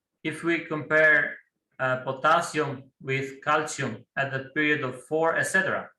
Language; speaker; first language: English; non-native, fluent; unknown